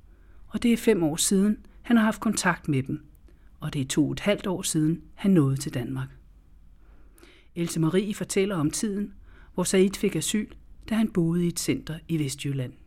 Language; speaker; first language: Danish; native; Danish